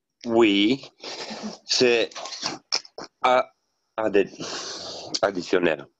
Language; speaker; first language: French; non-native, learner; Italian